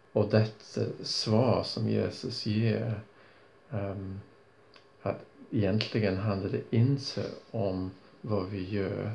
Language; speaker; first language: Swedish; non-native, fluent; English